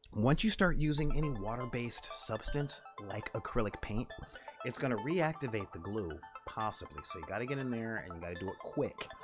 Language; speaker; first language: English; native; English